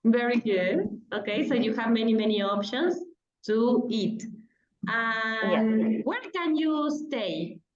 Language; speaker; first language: English; non-native, fluent; Spanish